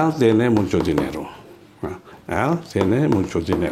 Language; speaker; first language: Spanish; non-native, fluent; Indonesian